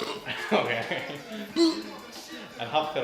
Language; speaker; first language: Icelandic; non-native, fluent; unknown